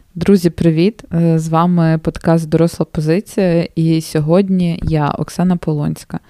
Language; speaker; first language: Ukrainian; native; Ukrainian